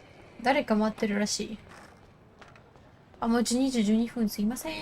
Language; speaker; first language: Japanese; non-native, learner; Russian